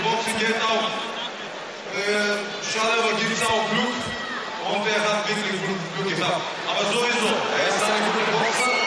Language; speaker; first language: German; non-native, learner; Bulgarian